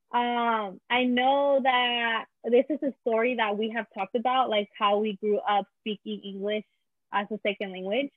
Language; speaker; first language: English; early bilingual, other home language; Spanish